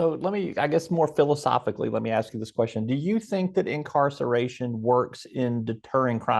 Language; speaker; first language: English; native; English